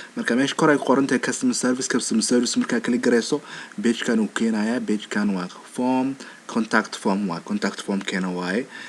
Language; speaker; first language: Somali; early bilingual, heritage; Somali